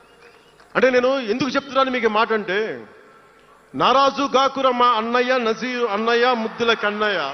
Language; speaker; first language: Telugu; native; Telugu